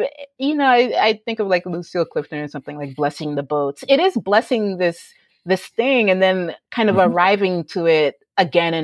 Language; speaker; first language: English; native; English